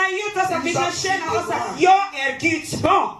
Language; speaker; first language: Swedish; non-native, learner; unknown